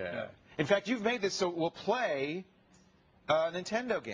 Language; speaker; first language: English; native; English